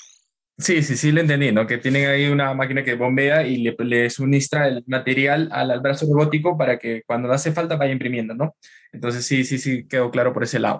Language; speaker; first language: Spanish; native; Spanish